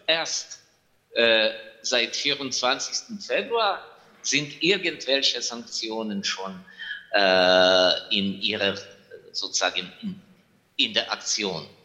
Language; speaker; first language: German; non-native, fluent; Ukrainian